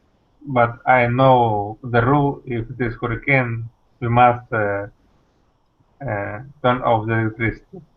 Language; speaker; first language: English; non-native, learner; Russian